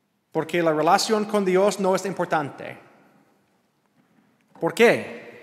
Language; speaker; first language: Spanish; non-native, learner; English